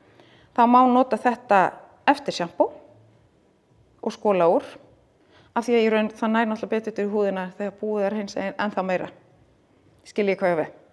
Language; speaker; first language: Icelandic; native; Icelandic